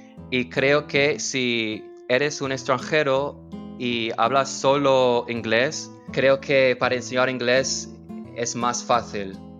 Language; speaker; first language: Spanish; non-native, fluent; English